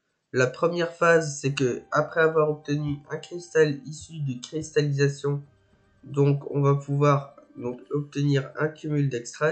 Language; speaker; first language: French; native; French